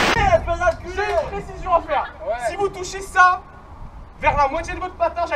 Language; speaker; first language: French; native; French